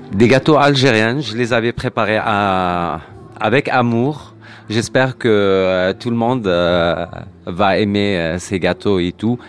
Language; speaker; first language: French; non-native, local second language; Arabic